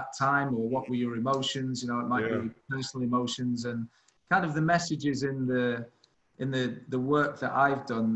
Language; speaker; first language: English; native; English